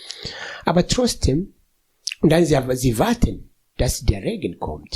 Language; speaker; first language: German; non-native, fluent; Swahili